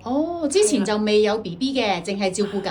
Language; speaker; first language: Chinese; native; Chinese